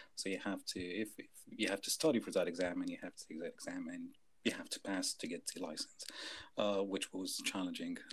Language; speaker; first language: English; non-native, fluent; Arabic